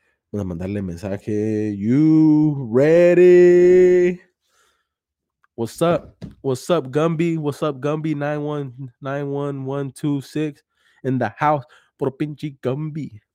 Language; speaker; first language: English; early bilingual, other home language; Spanish